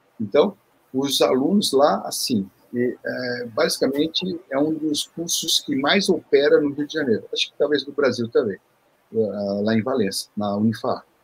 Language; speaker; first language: Portuguese; early bilingual, other home language; Korean